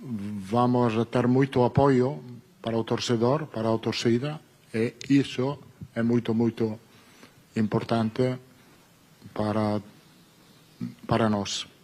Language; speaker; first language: Portuguese; non-native, learner; Italian